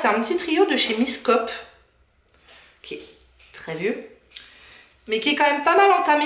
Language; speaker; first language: French; native; French